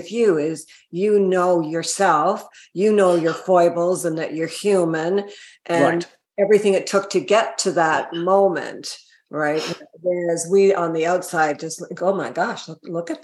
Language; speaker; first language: English; native; English